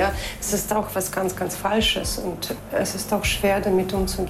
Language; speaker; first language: German; non-native, fluent; Russian